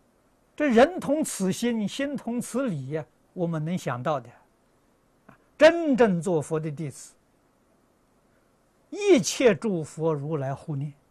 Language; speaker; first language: Chinese; native; Chinese